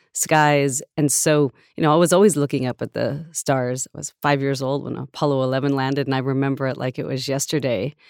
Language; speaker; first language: English; native; English